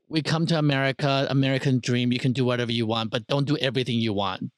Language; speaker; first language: English; early bilingual, other home language; Chinese